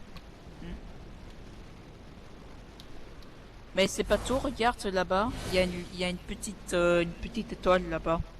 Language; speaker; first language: French; native; French